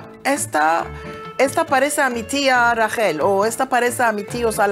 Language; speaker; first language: Spanish; early bilingual, heritage; Ladino